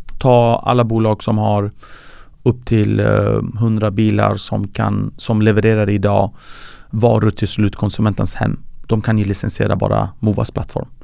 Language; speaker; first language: Swedish; early bilingual, other home language; Persian